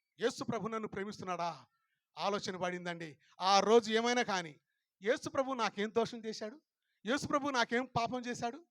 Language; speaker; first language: Telugu; non-native, local second language; Lambadi